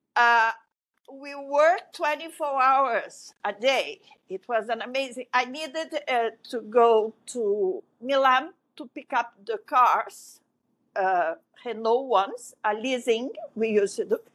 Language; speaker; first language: English; non-native, fluent; French